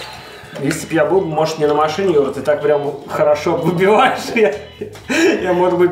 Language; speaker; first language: Russian; native; Russian